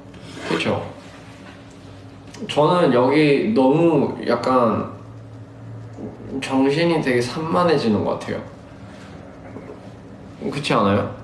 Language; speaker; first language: Korean; early bilingual, heritage; Korean